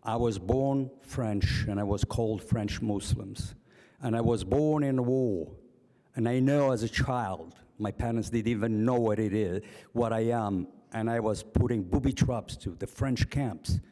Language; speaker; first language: English; non-native, fluent; Arabic